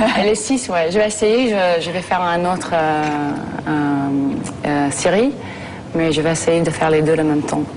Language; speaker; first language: French; non-native, fluent; English